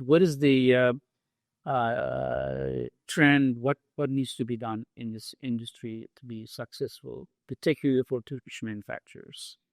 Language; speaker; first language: English; non-native, fluent; Turkish